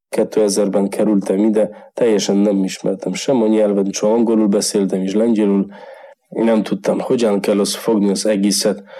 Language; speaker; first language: Hungarian; non-native, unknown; Polish